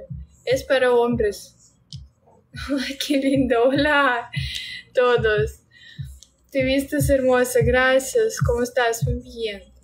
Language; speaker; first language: Spanish; non-native, learner; Russian